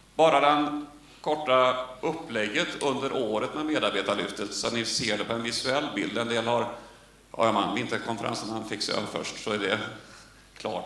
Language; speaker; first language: Swedish; native; Swedish